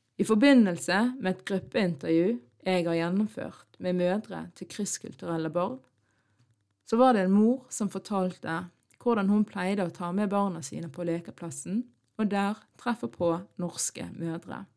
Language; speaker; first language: Norwegian; early bilingual, other home language; Arabic